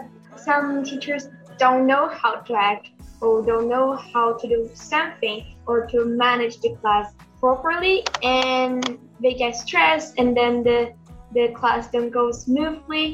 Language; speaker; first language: English; non-native, fluent; Portuguese